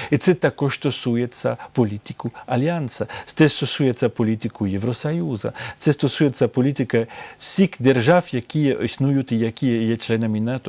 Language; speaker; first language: Ukrainian; non-native, fluent; French